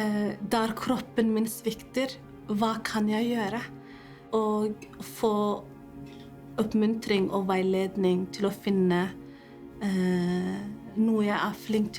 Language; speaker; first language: Norwegian; non-native, fluent; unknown